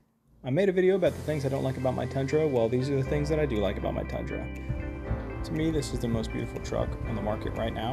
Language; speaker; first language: English; native; English